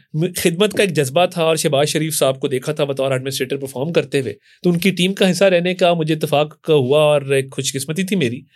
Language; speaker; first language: Urdu; non-native, local second language; Punjabi